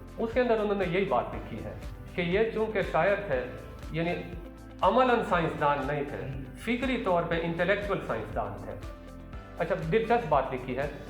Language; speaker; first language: Urdu; non-native, local second language; Pashto